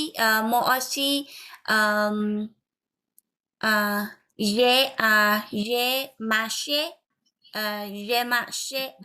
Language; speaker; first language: French; non-native, learner; Vietnamese